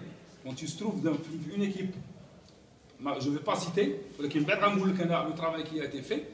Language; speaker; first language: French; non-native, local second language; Arabic